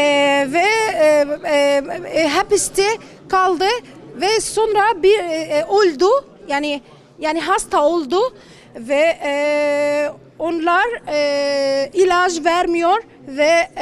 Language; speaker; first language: Turkish; non-native, learner; Arabic